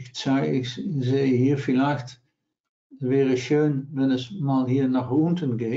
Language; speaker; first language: German; non-native, learner; Dutch